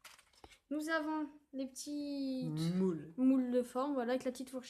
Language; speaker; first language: French; native; French